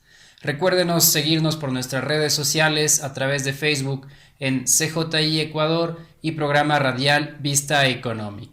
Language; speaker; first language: Spanish; native; Spanish